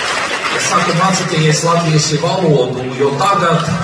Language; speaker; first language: Latvian; non-native, learner; Russian